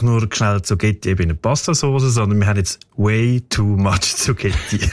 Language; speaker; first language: German; native; German